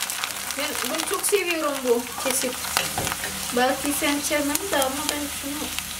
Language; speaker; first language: Turkish; non-native, learner; Indonesian